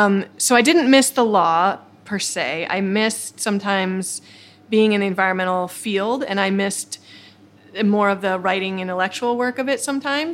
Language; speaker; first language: English; native; English